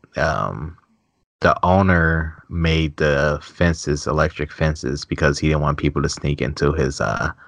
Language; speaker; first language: English; native; English